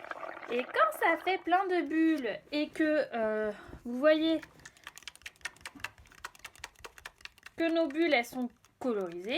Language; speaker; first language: French; native; French